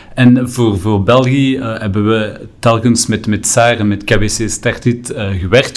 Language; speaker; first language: Dutch; non-native, local second language; French